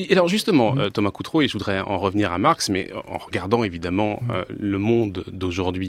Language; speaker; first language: French; native; French